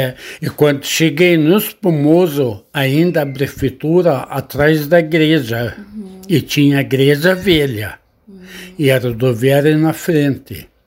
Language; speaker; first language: Portuguese; non-native, learner; Arabic